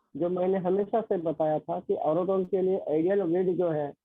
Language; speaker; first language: Hindi; non-native, local second language; Marathi